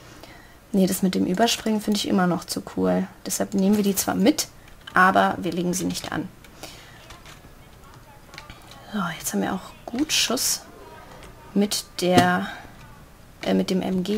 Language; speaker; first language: German; native; German